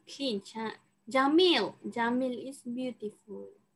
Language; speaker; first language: English; non-native, local second language; Malay